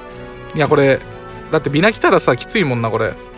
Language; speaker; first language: Japanese; native; Japanese